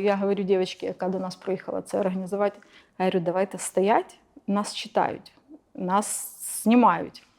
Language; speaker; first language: Ukrainian; non-native, local second language; Russian